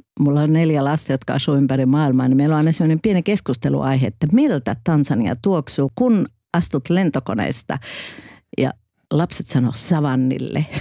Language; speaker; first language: Finnish; native; Finnish